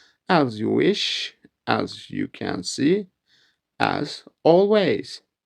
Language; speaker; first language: English; non-native, learner; Turkish